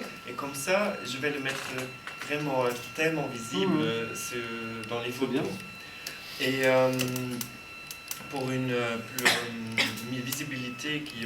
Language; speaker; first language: French; non-native, learner; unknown